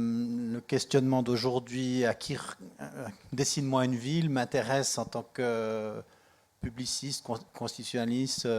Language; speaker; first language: French; native; French